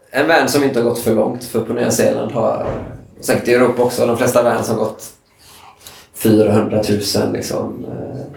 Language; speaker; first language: Swedish; native; Swedish